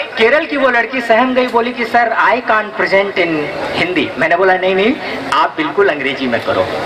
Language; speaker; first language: Hindi; non-native, local second language; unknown